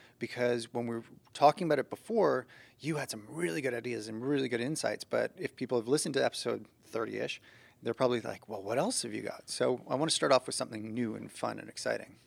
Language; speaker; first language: English; native; English